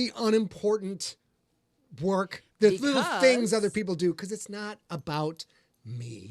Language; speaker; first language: English; native; English